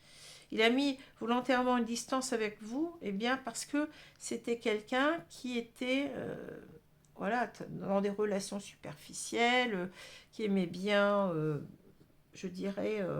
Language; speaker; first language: French; native; French